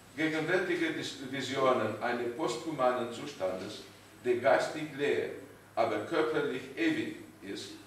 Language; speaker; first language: German; non-native, learner; Romanian